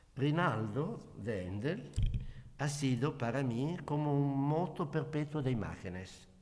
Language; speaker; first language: Spanish; non-native, learner; Italian